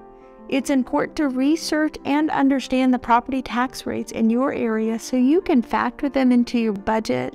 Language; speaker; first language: English; native; English